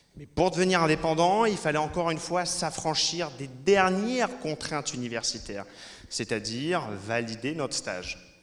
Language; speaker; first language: French; native; French